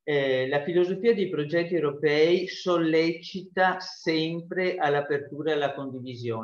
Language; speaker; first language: Italian; native; Italian